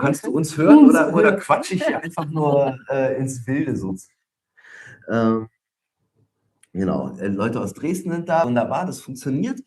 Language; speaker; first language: German; native; German